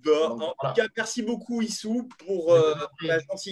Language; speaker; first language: French; native; French